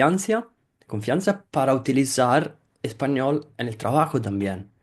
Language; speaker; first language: Spanish; non-native, fluent; Italian